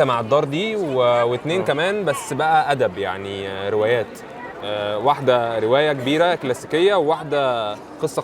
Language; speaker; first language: Arabic; native; Arabic